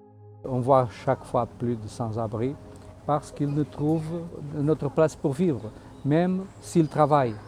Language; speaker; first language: French; non-native, fluent; Portuguese